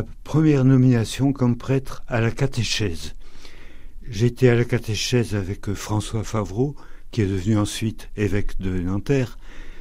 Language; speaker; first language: French; native; French